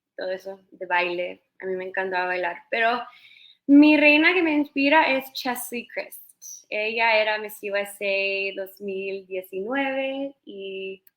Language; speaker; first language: Spanish; early bilingual, heritage; Spanish